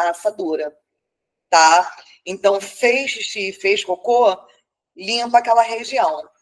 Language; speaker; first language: Portuguese; native; Portuguese